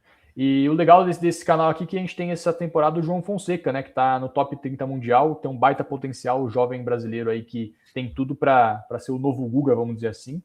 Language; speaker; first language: Portuguese; native; Portuguese